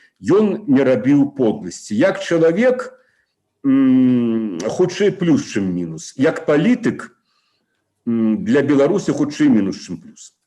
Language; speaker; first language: Belarusian; non-native, local second language; Russian